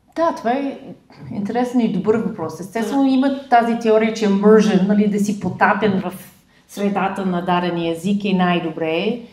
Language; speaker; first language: Bulgarian; non-native, fluent; English